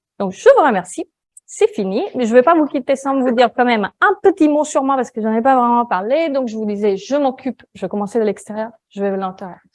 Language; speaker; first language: French; non-native, fluent; Italian